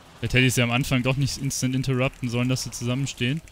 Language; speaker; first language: German; native; German